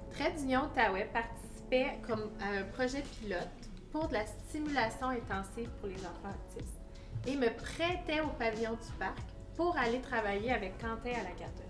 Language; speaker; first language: French; native; French